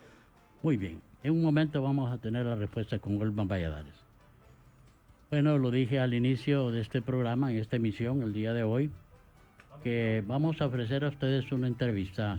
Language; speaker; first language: Spanish; native; Spanish